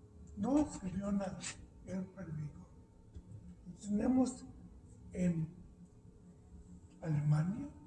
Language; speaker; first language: Spanish; early bilingual, heritage; Spanish